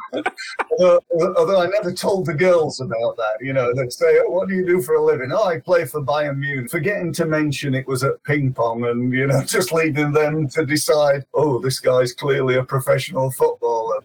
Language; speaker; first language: English; native; English